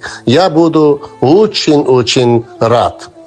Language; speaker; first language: Russian; non-native, learner; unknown